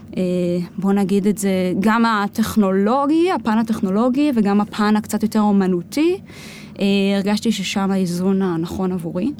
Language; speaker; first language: Hebrew; native; Hebrew